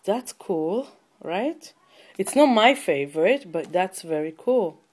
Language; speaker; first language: English; non-native, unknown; Hebrew